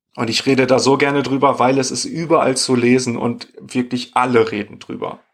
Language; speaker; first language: German; native; German